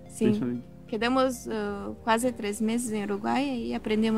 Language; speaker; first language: Spanish; non-native, learner; Portuguese